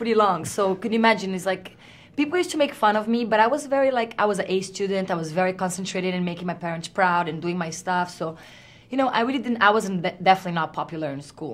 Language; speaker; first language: English; non-native, fluent; Portuguese